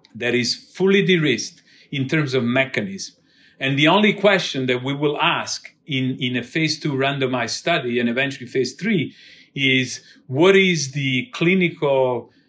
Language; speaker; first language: English; non-native, fluent; Italian